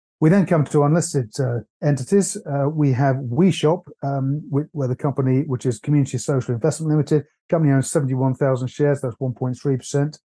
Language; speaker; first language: English; native; English